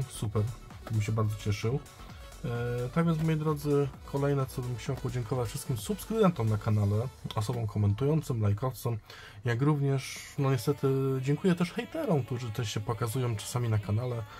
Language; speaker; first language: Polish; native; Polish